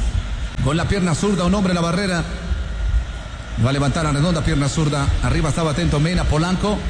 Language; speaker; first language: Spanish; native; Spanish